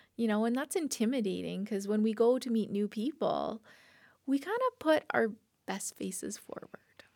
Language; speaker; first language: English; native; English